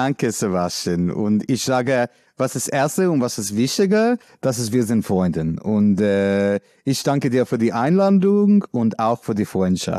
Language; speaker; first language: German; non-native, learner; English